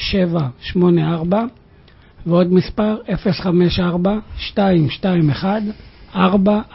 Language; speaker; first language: Hebrew; native; Hebrew